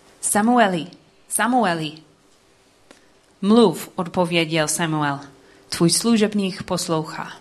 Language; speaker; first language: Czech; non-native, learner; English